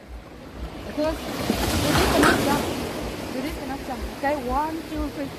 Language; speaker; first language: English; non-native, learner; Vietnamese